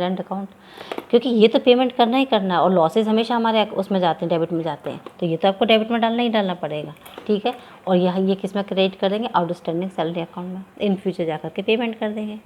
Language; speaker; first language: Hindi; native; Hindi